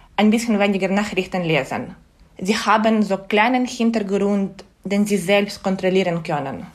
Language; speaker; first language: German; non-native, fluent; Ukrainian